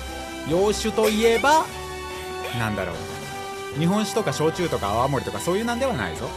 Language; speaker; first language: Japanese; native; Japanese